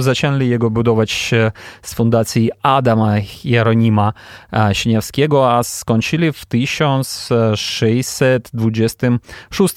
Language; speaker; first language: Polish; non-native, fluent; Ukrainian